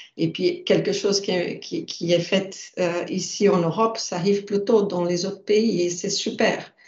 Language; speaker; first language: French; non-native, fluent; Portuguese